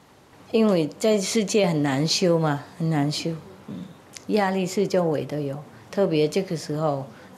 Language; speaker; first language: Chinese; non-native, fluent; Vietnamese